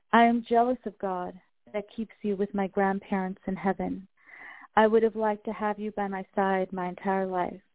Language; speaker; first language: English; early bilingual, other home language; Spanish